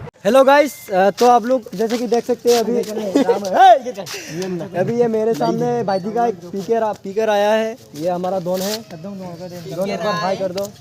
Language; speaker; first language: Hindi; non-native, local second language; Assamese